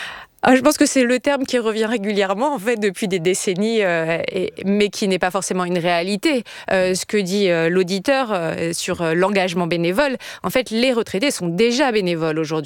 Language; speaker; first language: French; native; French